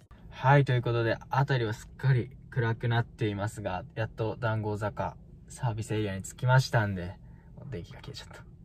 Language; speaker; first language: Japanese; native; Japanese